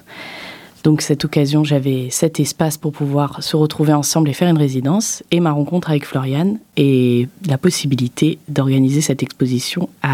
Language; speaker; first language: French; native; French